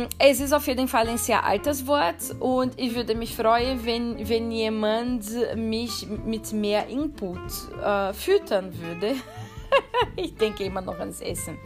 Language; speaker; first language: German; non-native, fluent; Portuguese